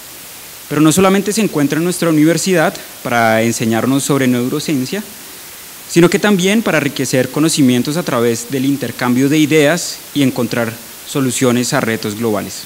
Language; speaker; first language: Spanish; native; Spanish